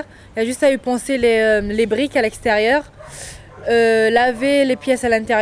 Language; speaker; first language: French; native; French